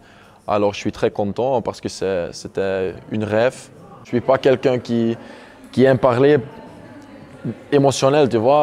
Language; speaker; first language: French; non-native, local second language; Dutch